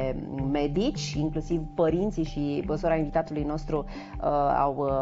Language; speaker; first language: Romanian; native; Romanian